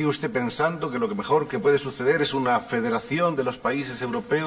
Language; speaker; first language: Spanish; native; Spanish